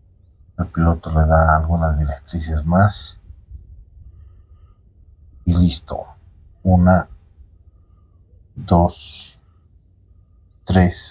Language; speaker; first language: Spanish; native; Spanish